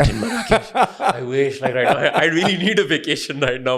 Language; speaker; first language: English; non-native, local second language; Urdu